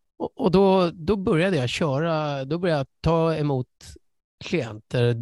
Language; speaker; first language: Swedish; early bilingual, other home language; English